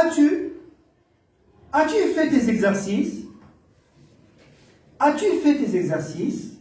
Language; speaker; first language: French; non-native, local second language; Arabic